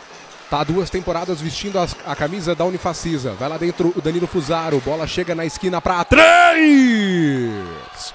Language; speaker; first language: Portuguese; native; Portuguese